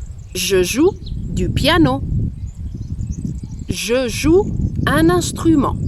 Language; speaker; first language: French; non-native, fluent; Spanish